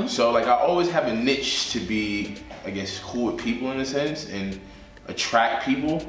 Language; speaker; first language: English; native; English